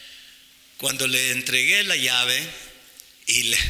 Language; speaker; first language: Spanish; non-native, fluent; English